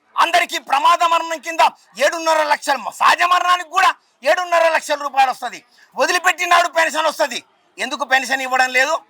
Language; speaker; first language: Telugu; native; Telugu